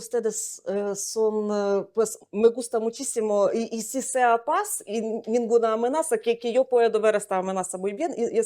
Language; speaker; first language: Spanish; non-native, fluent; Ukrainian